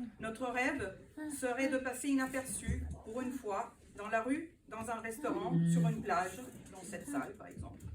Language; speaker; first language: French; non-native, fluent; Italian